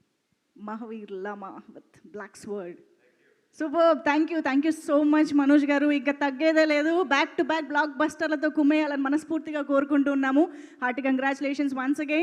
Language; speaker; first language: Telugu; native; Telugu